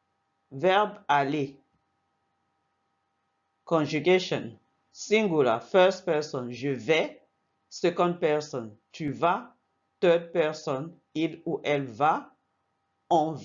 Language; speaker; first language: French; non-native, fluent; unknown